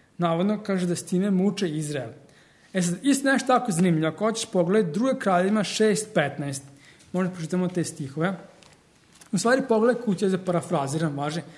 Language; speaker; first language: Serbian; early bilingual, heritage; Serbian